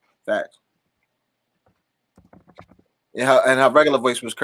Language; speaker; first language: English; native; English